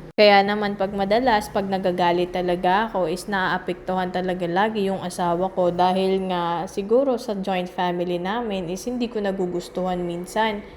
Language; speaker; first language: Filipino; native; Filipino